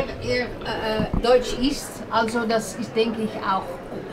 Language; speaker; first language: German; non-native, fluent; Dutch